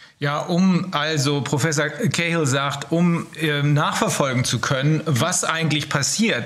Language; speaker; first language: German; native; German